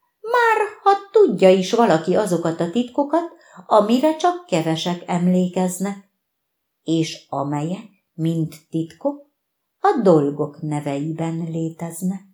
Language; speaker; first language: Hungarian; native; Hungarian